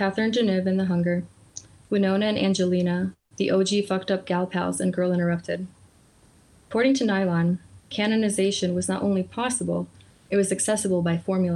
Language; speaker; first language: English; early bilingual, other home language; Polish